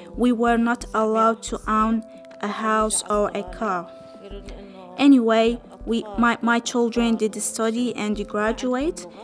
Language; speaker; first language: English; non-native, fluent; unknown